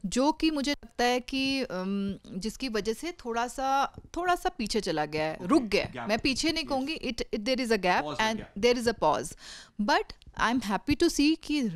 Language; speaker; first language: Hindi; native; Hindi